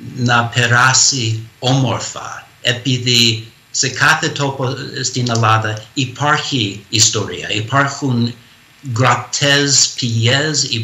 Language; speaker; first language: Greek; non-native, fluent; English